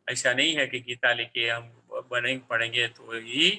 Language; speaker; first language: Hindi; non-native, local second language; Gujarati